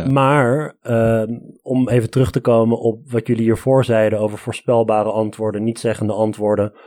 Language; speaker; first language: Dutch; early bilingual, other home language; Armenian